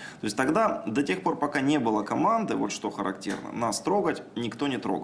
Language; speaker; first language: Russian; native; Russian